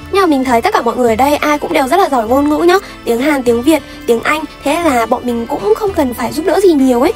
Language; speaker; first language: Vietnamese; early bilingual, heritage; Vietnamese